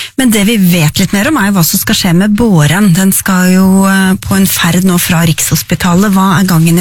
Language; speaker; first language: Norwegian; native; Norwegian